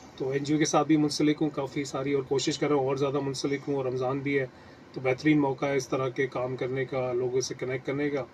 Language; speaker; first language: Urdu; native; Urdu